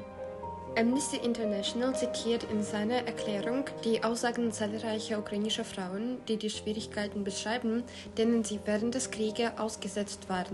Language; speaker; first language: German; non-native, learner; Ukrainian